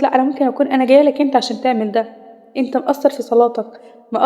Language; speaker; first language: Arabic; native; Arabic